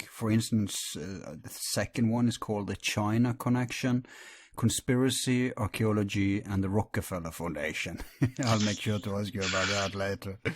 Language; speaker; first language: English; non-native, fluent; Norwegian